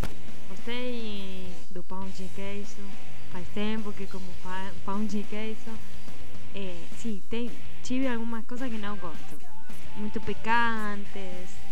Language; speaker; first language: Portuguese; non-native, learner; Spanish